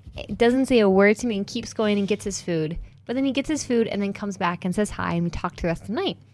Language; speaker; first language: English; native; English